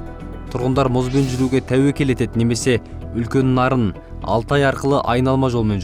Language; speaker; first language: Kazakh; native; Kazakh